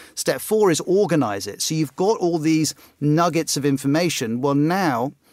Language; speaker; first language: English; native; English